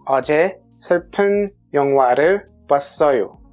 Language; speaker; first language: Korean; non-native, fluent; French